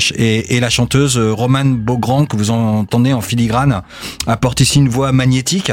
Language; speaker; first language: French; native; French